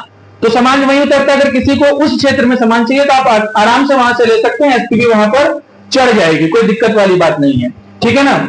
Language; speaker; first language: Hindi; native; Hindi